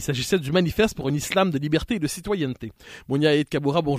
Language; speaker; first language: French; native; French